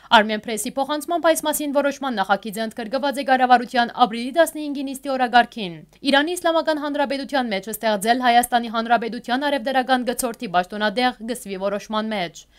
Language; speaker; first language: Armenian; early bilingual, heritage; Armenian